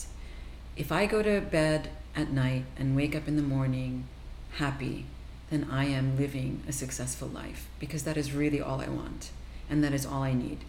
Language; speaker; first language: English; native; English